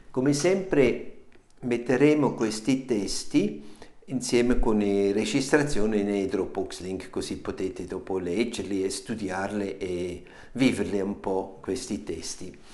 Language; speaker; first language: Italian; non-native, fluent; German